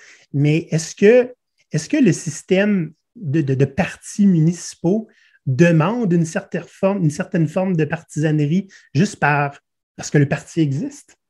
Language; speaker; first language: French; native; French